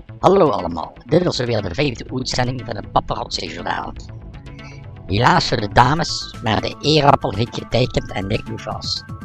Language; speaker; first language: Dutch; native; Dutch